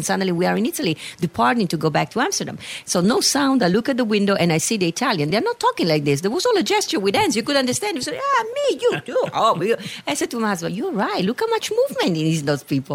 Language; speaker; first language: English; non-native, fluent; Italian